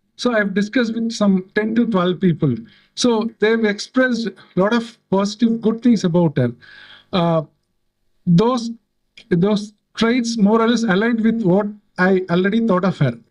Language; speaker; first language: English; non-native, local second language; Tamil